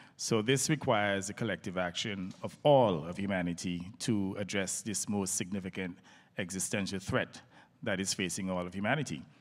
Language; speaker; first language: English; native; English